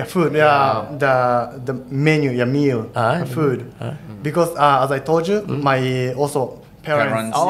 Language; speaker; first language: English; non-native, fluent; Japanese